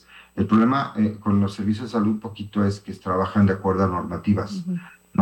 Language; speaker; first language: Spanish; native; Spanish